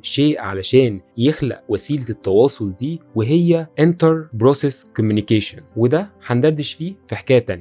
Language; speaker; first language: Arabic; native; Arabic